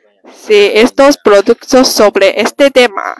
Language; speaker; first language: Spanish; non-native, learner; Chinese